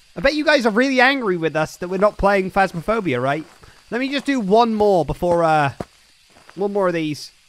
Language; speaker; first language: English; native; English